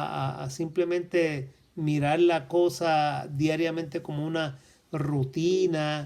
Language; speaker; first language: Spanish; native; Spanish